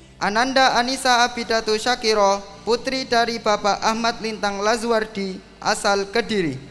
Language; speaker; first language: Indonesian; native; Indonesian